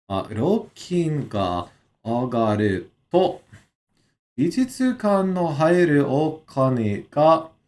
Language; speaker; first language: Japanese; non-native, learner; English